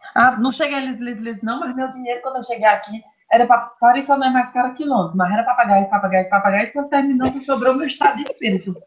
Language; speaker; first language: Portuguese; native; Portuguese